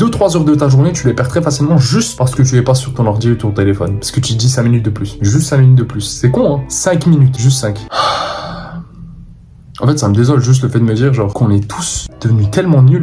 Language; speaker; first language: French; native; French